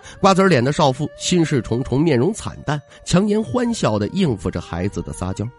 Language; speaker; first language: Chinese; native; Chinese